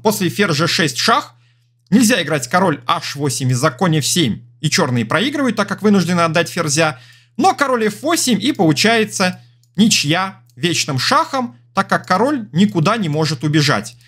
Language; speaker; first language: Russian; native; Russian